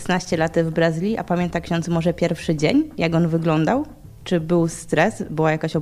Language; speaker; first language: Polish; native; Polish